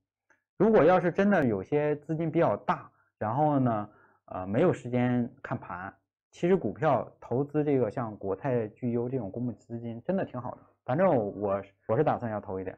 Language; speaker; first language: Chinese; native; Chinese